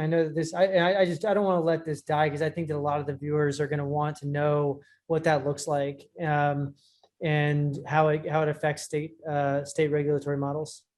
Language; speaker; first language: English; native; English